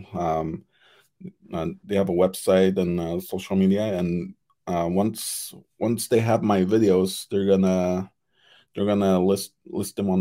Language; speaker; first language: English; non-native, fluent; Cree